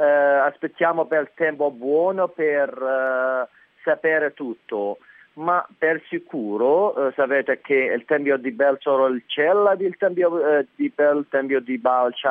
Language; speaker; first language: Italian; non-native, learner; Arabic